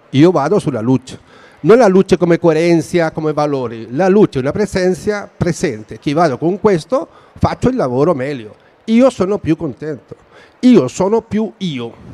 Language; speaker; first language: Italian; non-native, fluent; Spanish